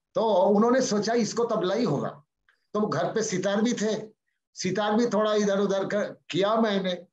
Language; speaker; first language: Hindi; non-native, local second language; Bangla